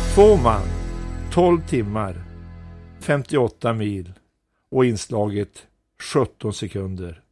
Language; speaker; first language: Swedish; native; Swedish